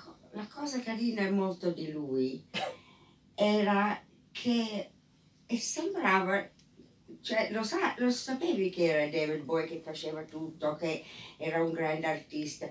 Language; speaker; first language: Italian; non-native, fluent; English